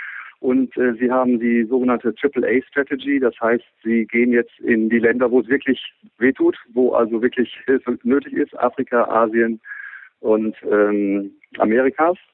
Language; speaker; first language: German; native; German